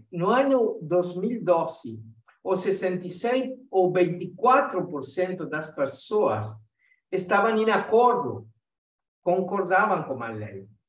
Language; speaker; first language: Portuguese; non-native, fluent; Spanish